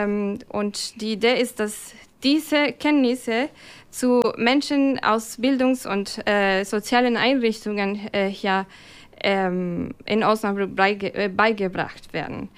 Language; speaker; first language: German; non-native, fluent; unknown